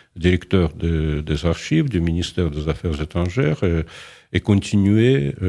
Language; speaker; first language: French; non-native, fluent; Russian